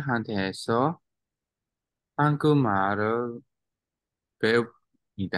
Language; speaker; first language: Korean; non-native, learner; Burmese